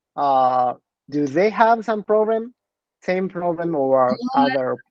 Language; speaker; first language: English; non-native, learner; Japanese